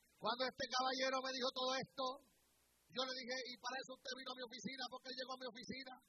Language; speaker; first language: Spanish; native; Spanish